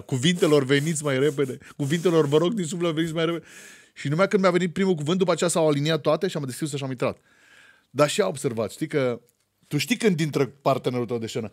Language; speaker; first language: Romanian; native; Romanian